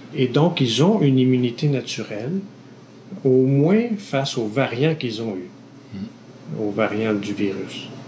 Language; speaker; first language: French; native; French